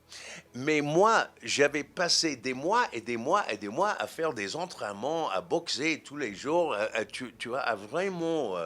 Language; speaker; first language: French; non-native, fluent; English